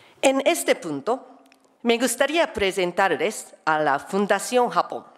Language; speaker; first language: Spanish; non-native, fluent; Japanese